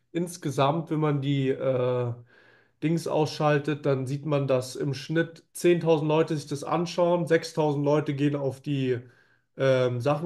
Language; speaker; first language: German; native; German